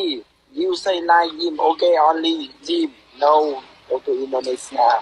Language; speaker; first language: English; non-native, learner; Vietnamese